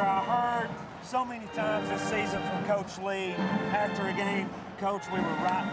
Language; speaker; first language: English; native; English